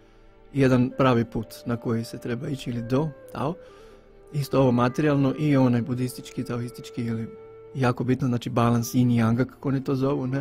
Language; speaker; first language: Bosnian; native; Bosnian